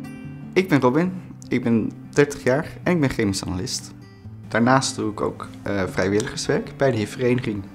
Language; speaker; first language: Dutch; native; Dutch